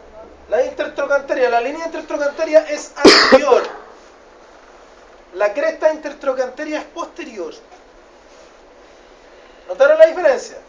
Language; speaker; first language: Spanish; native; Spanish